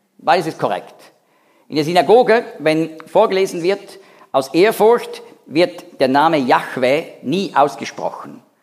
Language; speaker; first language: German; native; German